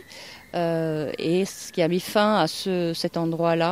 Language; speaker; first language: French; non-native, fluent; Norwegian